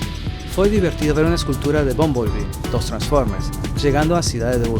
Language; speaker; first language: Spanish; non-native, learner; Portuguese